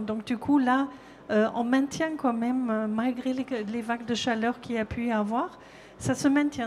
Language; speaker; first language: French; non-native, fluent; German